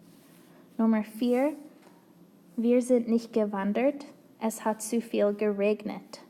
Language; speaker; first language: German; non-native, fluent; English